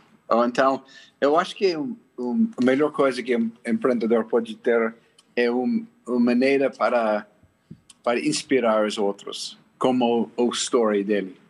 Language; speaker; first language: Portuguese; non-native, fluent; English